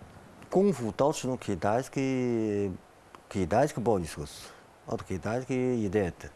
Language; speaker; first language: Bulgarian; non-native, learner; Chinese